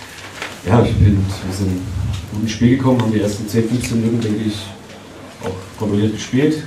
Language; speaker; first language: German; native; German